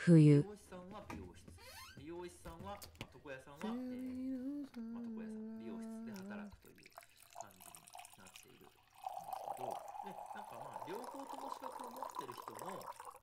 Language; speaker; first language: Japanese; native; Japanese